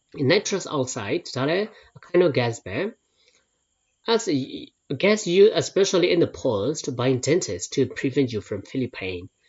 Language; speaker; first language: English; non-native, fluent; Burmese